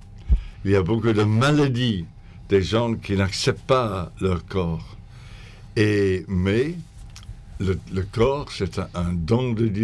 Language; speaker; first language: French; non-native, fluent; English